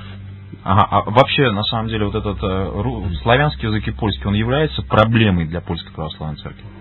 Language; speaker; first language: Russian; native; Russian